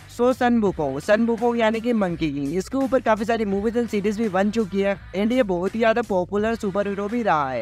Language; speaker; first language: Hindi; native; Hindi